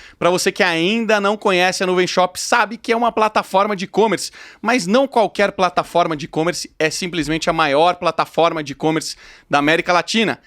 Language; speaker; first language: Portuguese; native; Portuguese